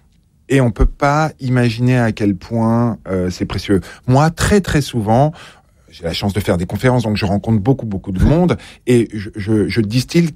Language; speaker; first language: French; native; French